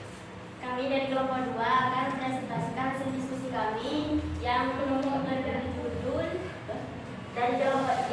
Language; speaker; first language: Indonesian; native; Indonesian